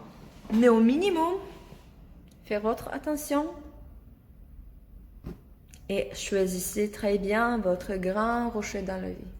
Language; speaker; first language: French; non-native, learner; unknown